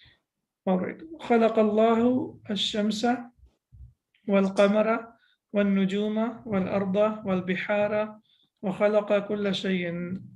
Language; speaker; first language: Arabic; non-native, fluent; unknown